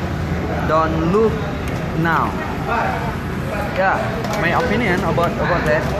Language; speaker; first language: English; non-native, learner; Indonesian